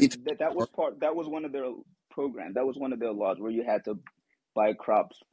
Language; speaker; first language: English; non-native, local second language; Somali